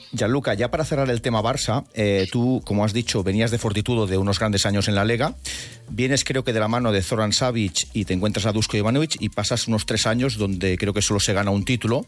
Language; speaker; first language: Spanish; native; Spanish